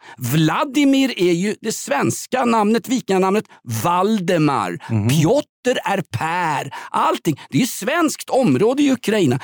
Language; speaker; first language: Swedish; native; Swedish